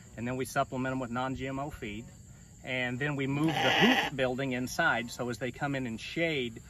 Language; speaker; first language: English; native; English